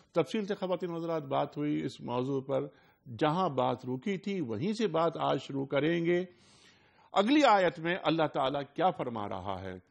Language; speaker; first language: Urdu; native; Urdu